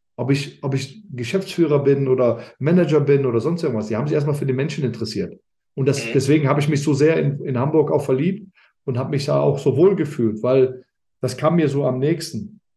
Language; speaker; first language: German; early bilingual, other home language; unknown